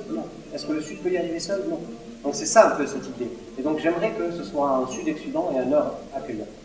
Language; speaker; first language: French; non-native, local second language; Arabic